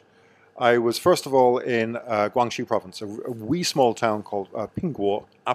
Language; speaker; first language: English; native; English